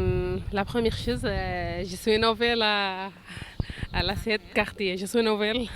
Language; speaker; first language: French; non-native, learner; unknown